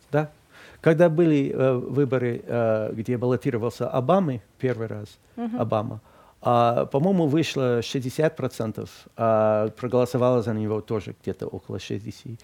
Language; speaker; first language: Russian; non-native, fluent; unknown